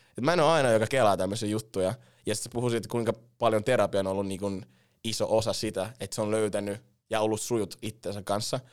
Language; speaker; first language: Finnish; early bilingual, other home language; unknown